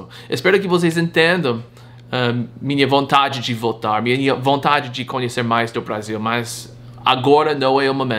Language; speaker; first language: Portuguese; non-native, fluent; English